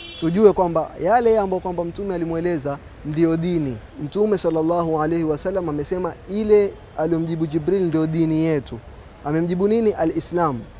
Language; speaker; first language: Swahili; native; Swahili